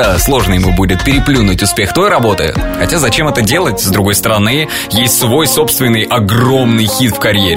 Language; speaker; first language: Russian; native; Russian